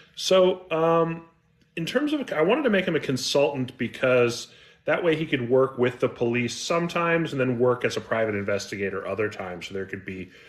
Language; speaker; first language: English; native; English